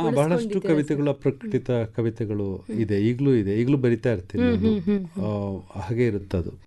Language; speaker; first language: Kannada; non-native, local second language; Malayalam